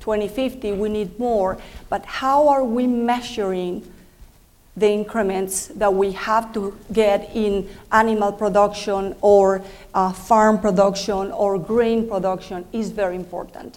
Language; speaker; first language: English; non-native, fluent; Spanish